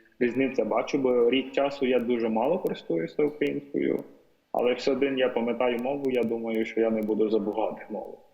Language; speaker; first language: Ukrainian; non-native, fluent; Tamil